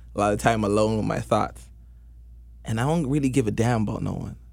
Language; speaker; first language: English; native; English